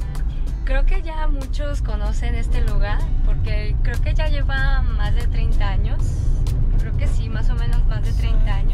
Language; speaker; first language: Spanish; non-native, fluent; Korean